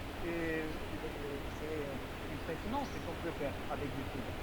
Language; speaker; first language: French; non-native, fluent; Spanish